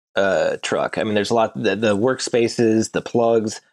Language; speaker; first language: English; native; English